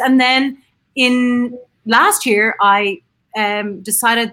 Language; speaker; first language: English; native; English